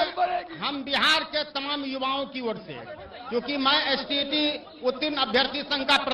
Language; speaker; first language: Hindi; native; Hindi